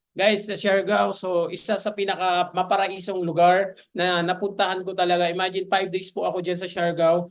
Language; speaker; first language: Filipino; native; Filipino